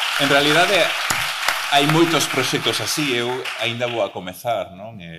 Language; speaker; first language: Galician; early bilingual, heritage; Galician